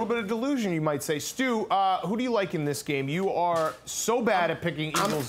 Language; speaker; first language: English; native; English